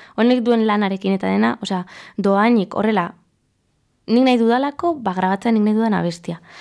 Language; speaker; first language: Basque; non-native, local second language; Spanish